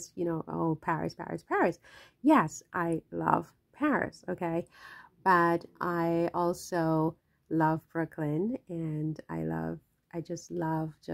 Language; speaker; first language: English; native; English